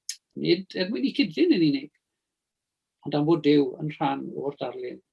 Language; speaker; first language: Welsh; native; Welsh